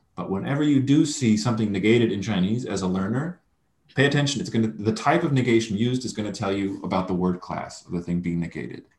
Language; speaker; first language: English; native; English